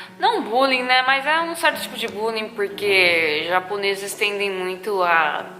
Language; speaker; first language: Portuguese; non-native, local second language; Japanese